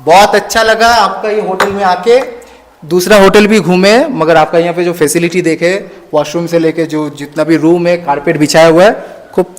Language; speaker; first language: Hindi; non-native, local second language; Bangla